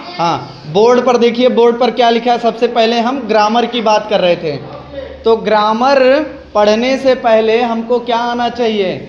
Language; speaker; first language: Hindi; native; Hindi